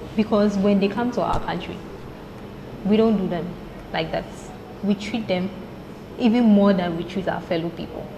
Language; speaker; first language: English; non-native, local second language; Akan